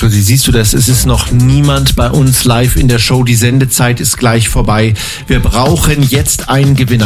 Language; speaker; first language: German; native; German